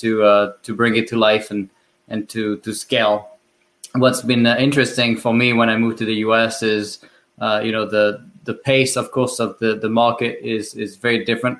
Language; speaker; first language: English; non-native, fluent; French